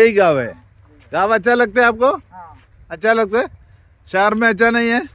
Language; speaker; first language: Hindi; non-native, local second language; Malayalam